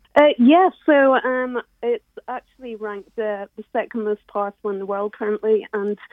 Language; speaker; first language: English; native; English